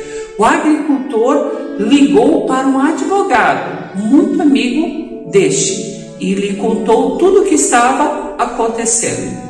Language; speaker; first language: Portuguese; native; Portuguese